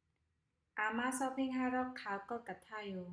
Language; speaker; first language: Korean; non-native, fluent; Khmer